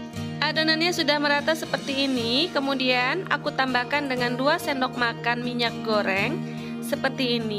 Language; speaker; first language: Indonesian; native; Indonesian